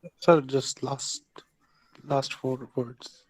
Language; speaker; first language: English; non-native, local second language; Hindi